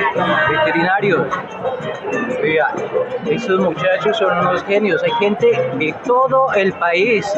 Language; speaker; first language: Spanish; native; Spanish